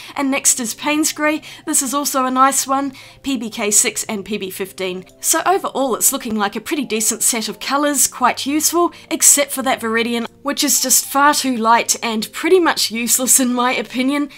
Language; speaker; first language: English; native; English